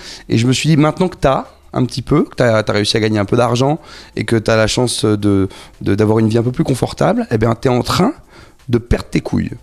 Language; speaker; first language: French; native; French